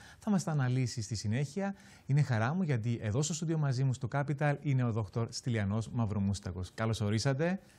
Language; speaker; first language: Greek; native; Greek